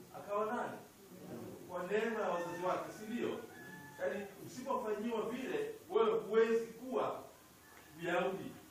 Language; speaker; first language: Swahili; native; Swahili